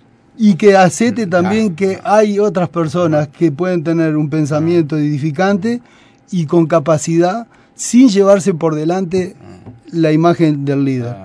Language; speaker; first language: Spanish; native; Spanish